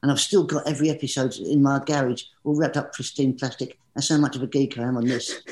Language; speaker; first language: English; native; English